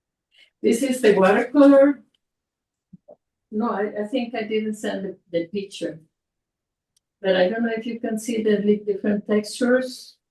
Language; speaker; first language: English; non-native, fluent; Spanish